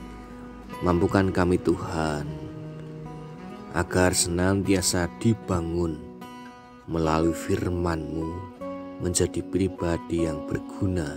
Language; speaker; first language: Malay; non-native, local second language; Javanese